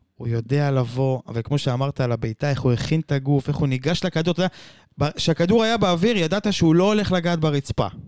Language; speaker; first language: Hebrew; native; Hebrew